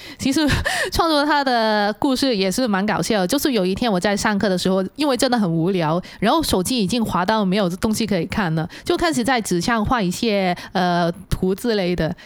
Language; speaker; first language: Chinese; non-native, local second language; Cantonese